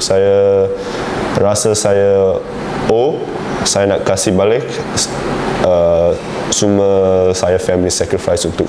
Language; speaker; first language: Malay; non-native, learner; English